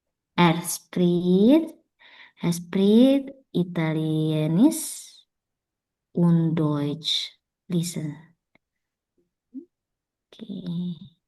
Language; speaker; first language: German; non-native, learner; Indonesian